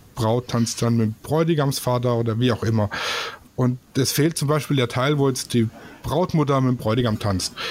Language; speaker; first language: German; non-native, fluent; Polish